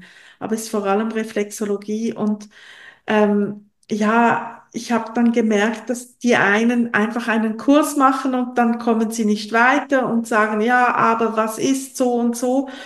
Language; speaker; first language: German; non-native, local second language; French